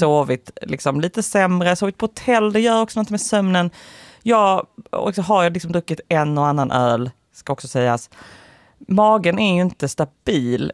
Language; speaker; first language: Swedish; native; Swedish